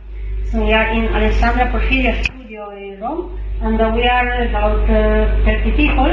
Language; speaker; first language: English; non-native, learner; Italian